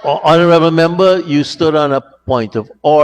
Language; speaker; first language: English; native; English